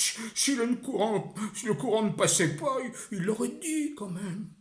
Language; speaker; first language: French; native; French